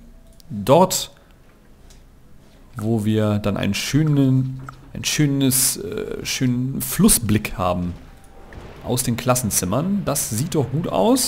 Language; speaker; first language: German; native; German